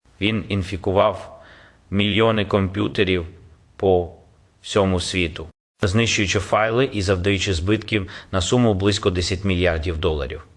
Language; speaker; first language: Ukrainian; native; Ukrainian